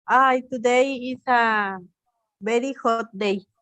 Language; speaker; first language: English; non-native, learner; Spanish